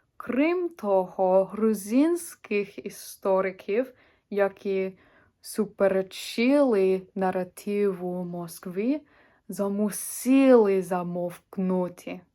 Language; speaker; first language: Ukrainian; non-native, learner; English